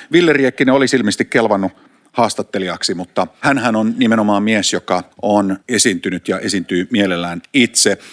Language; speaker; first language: Finnish; native; Finnish